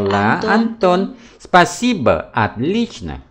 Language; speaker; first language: Russian; non-native, fluent; Vietnamese